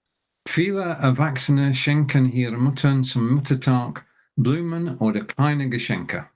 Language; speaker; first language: German; non-native, learner; English